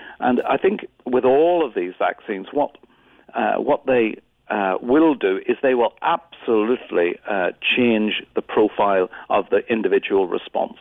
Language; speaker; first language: English; native; English